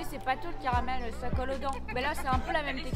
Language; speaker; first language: French; native; French